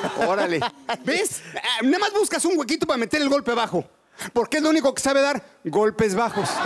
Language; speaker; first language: Spanish; native; Spanish